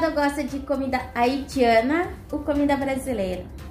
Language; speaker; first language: Portuguese; non-native, fluent; Haitian Creole